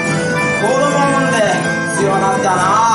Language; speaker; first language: Japanese; native; Japanese